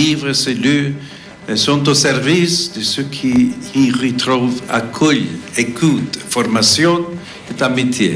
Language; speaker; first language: French; non-native, fluent; English